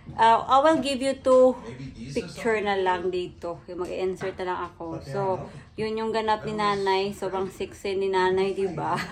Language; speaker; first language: Filipino; non-native, local second language; Cebuano